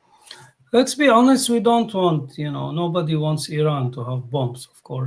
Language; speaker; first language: English; non-native, fluent; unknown